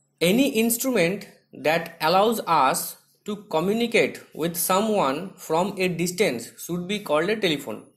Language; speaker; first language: English; non-native, local second language; Bangla